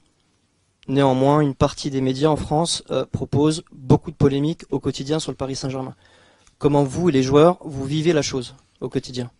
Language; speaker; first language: French; native; French